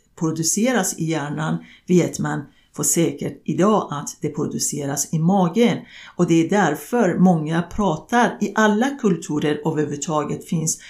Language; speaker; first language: Swedish; non-native, fluent; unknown